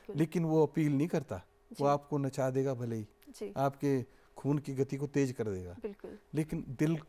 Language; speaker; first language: Hindi; native; Hindi